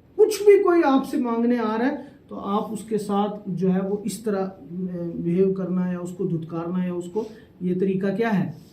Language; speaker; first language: Urdu; non-native, local second language; Saraiki